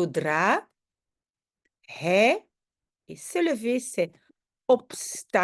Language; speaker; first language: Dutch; non-native, local second language; French